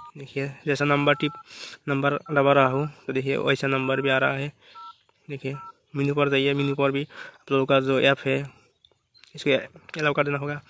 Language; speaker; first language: Hindi; non-native, local second language; Bangla